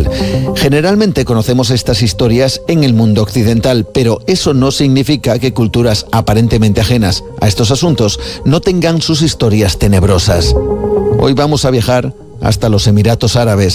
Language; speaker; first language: Spanish; native; Spanish